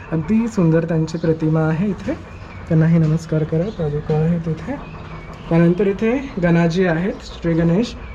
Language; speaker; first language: Marathi; native; Marathi